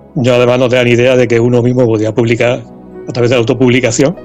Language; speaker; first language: Spanish; native; Spanish